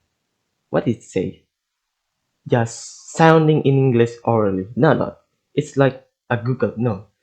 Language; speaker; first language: English; non-native, learner; Indonesian